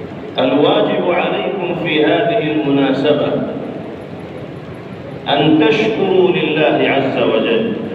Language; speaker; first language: Arabic; non-native, fluent; Urdu